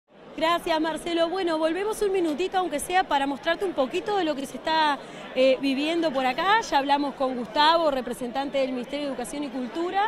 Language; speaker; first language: Spanish; native; Spanish